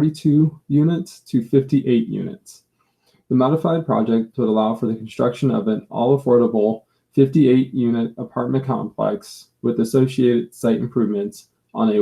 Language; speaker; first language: English; native; English